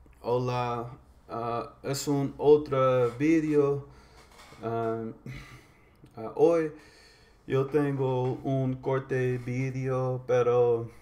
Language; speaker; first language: Spanish; non-native, learner; English